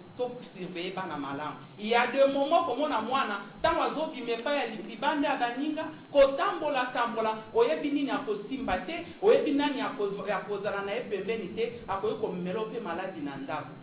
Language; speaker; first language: Lingala; native; Lingala